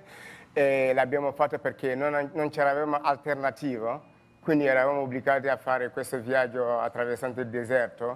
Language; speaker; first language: Italian; non-native, fluent; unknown